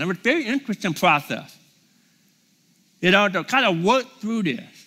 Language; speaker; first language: English; native; English